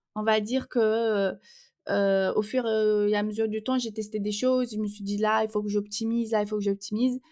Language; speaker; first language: French; non-native, fluent; Portuguese